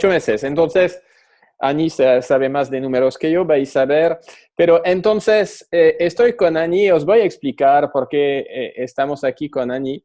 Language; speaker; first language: Spanish; non-native, fluent; French